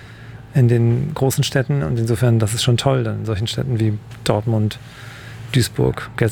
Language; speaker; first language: German; native; German